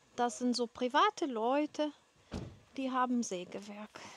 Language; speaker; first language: German; non-native, fluent; Ukrainian